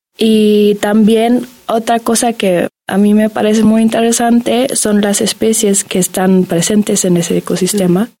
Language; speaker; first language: Spanish; non-native, fluent; German